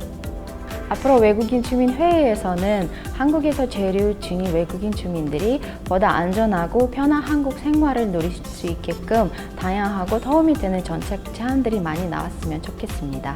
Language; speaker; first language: Korean; non-native, fluent; Uzbek